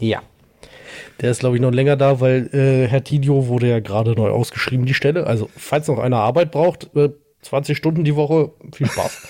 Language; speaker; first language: German; native; German